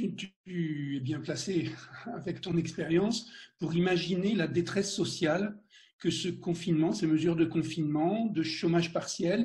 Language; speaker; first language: French; native; French